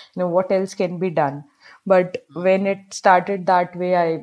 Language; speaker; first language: English; non-native, local second language; Hindi